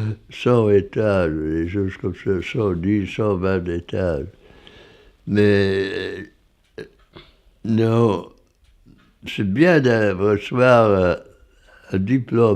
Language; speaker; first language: French; non-native, fluent; English